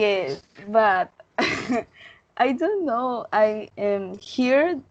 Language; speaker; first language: English; non-native, learner; Spanish